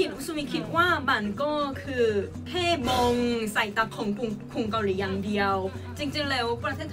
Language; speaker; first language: Thai; non-native, learner; Korean